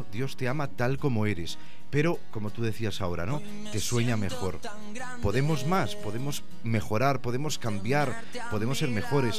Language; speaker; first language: Spanish; native; Spanish